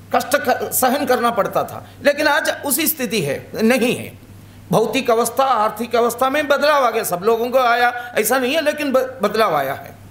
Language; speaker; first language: Hindi; non-native, local second language; Malayalam